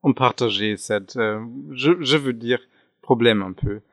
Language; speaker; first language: French; non-native, fluent; German